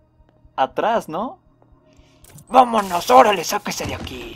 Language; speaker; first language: Spanish; native; Spanish